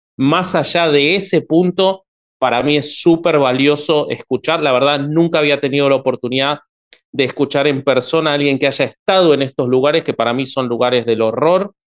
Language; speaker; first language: Spanish; native; Spanish